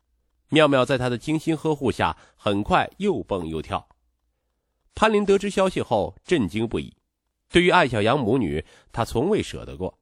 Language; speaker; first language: Chinese; native; Chinese